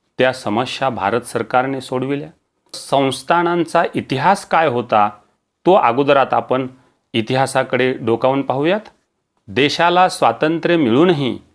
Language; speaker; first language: Marathi; native; Marathi